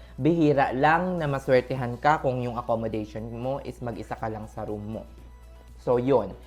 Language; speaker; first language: Filipino; native; Filipino